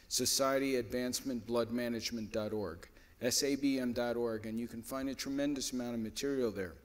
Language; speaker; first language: English; native; English